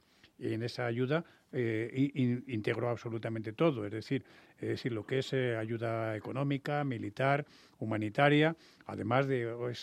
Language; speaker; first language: Spanish; native; Spanish